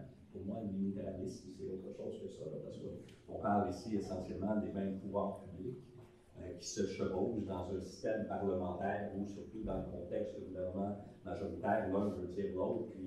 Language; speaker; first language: French; native; French